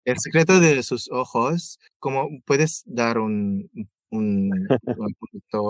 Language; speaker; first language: Spanish; non-native, fluent; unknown